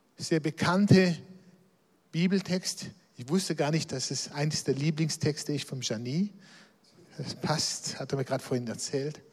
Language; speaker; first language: German; non-native, local second language; Swiss German